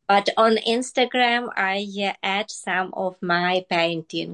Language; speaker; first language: English; non-native, learner; Ukrainian